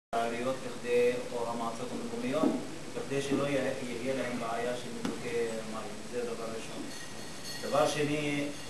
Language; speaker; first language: Hebrew; non-native, local second language; Arabic